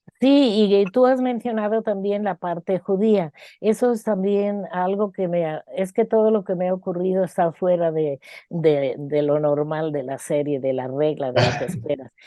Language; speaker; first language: Spanish; native; Spanish